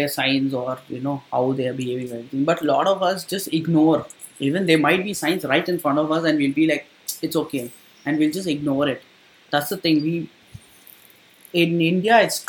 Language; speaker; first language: English; non-native, local second language; Kannada